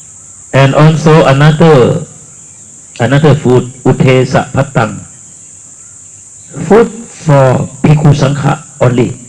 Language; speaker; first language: English; non-native, learner; Thai